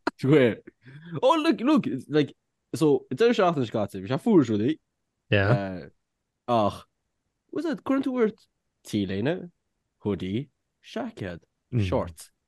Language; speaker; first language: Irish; native; Irish